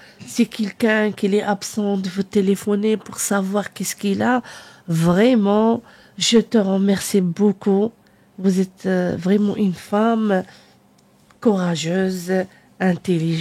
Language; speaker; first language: French; non-native, learner; Arabic